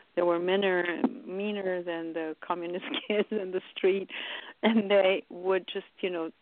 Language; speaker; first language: English; early bilingual, other home language; Romanian